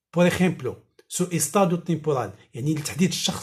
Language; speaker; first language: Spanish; non-native, fluent; Arabic